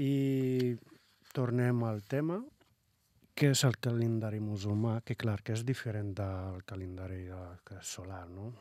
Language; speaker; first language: Catalan; non-native, fluent; Arabic